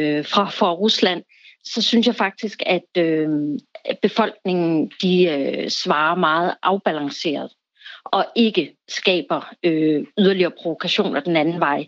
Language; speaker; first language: Danish; native; Danish